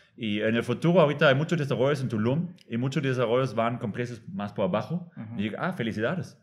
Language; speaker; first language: Spanish; non-native, fluent; German